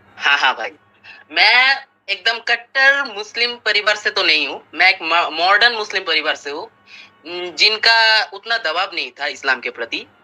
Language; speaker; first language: Hindi; non-native, fluent; Bangla